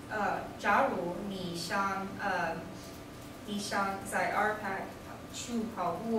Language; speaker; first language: Chinese; non-native, learner; English